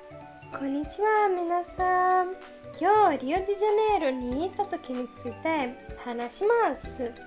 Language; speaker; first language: Japanese; non-native, learner; Portuguese